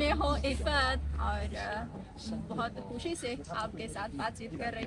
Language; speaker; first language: Hindi; non-native, learner; Chinese